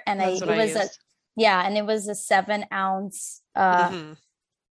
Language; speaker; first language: English; native; English